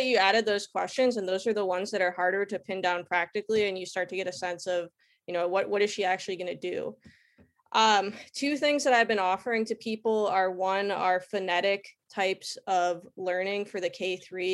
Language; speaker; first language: English; native; English